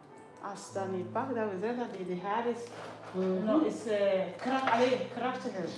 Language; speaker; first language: Dutch; non-native, learner; English